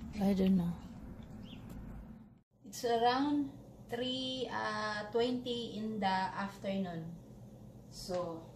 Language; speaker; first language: English; non-native, local second language; Cebuano